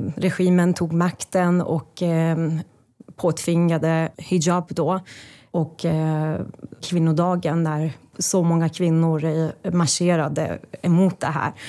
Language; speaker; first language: Swedish; non-native, fluent; Persian